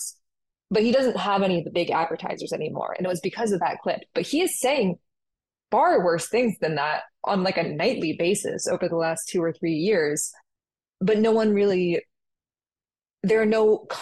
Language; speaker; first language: English; native; English